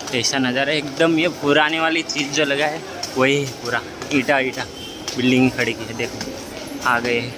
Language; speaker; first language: Hindi; non-native, local second language; Marathi